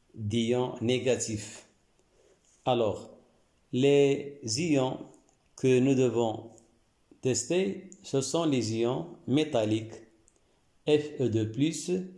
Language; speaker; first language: French; non-native, local second language; Arabic